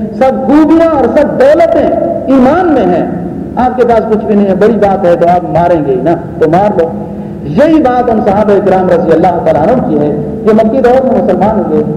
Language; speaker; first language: Urdu; native; Urdu